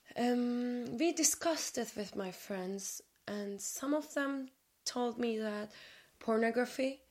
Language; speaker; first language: English; non-native, fluent; Turkish